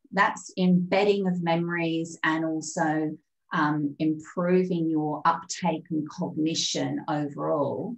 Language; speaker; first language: English; native; English